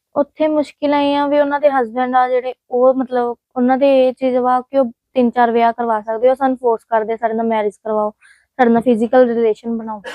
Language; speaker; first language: Punjabi; native; Punjabi